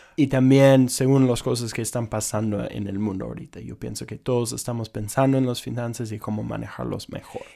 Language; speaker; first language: Spanish; non-native, fluent; English